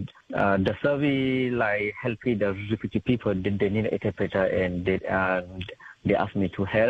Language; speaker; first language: English; non-native, local second language; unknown